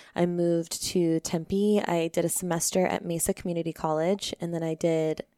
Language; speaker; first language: English; native; English